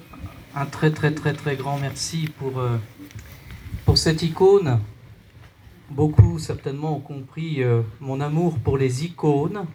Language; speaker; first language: French; native; French